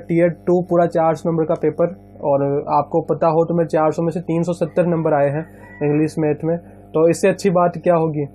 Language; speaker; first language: Hindi; native; Hindi